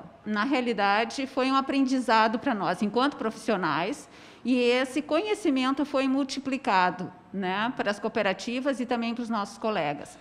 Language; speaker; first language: Portuguese; native; Portuguese